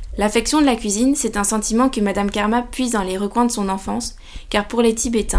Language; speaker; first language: French; native; French